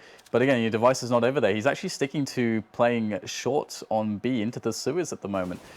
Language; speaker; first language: English; native; English